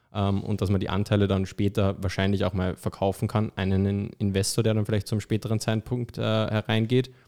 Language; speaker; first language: German; native; German